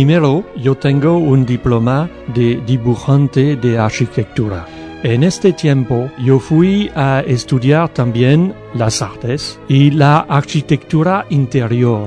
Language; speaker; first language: Spanish; non-native, learner; French